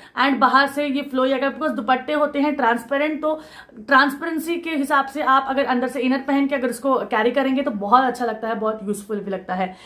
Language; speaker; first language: Hindi; non-native, local second language; Marathi